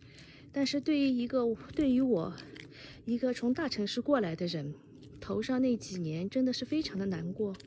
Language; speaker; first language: Chinese; native; Chinese